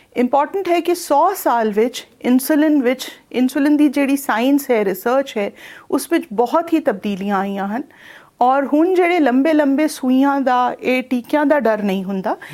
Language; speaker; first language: Punjabi; non-native, local second language; Hindi